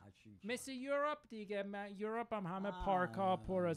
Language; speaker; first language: Persian; early bilingual, heritage; Persian